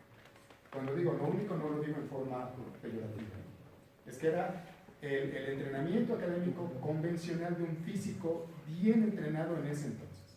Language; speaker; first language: Spanish; native; Spanish